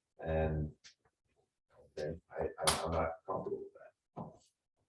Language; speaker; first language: English; native; English